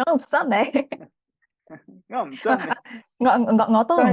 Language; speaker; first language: Cantonese; non-native, learner; English